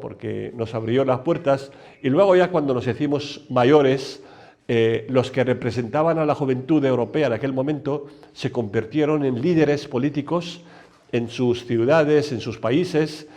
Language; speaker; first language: Spanish; non-native, fluent; Arabic